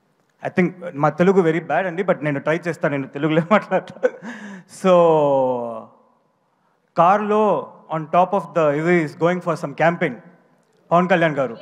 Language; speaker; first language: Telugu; non-native, learner; Tamil